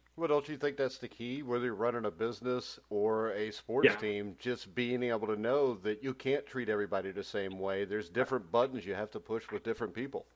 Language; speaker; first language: English; native; English